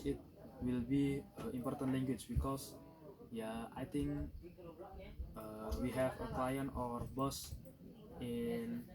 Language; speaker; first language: English; non-native, learner; Indonesian